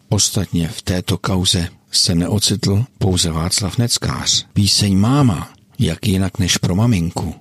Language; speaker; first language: Czech; native; Czech